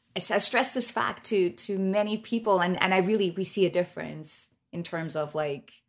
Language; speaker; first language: English; non-native, fluent; German